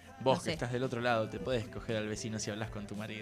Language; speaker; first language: Spanish; native; Spanish